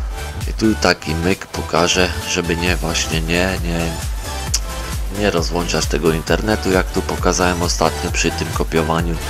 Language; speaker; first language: Polish; native; Polish